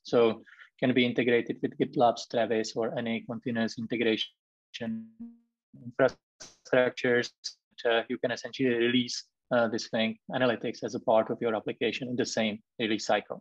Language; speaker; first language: English; non-native, fluent; Czech